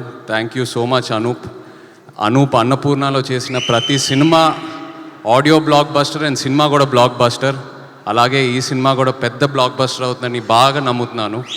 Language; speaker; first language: Telugu; native; Telugu